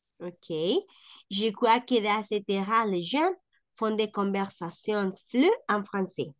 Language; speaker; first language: French; non-native, fluent; Spanish